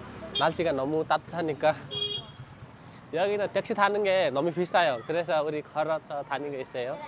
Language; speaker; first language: Korean; non-native, fluent; Nepali